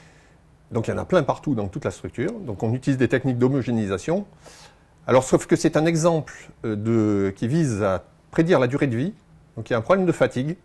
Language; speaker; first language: French; native; French